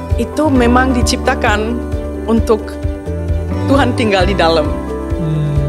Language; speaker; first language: Indonesian; non-native, fluent; German